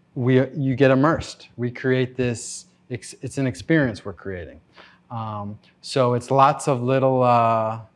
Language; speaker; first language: English; native; English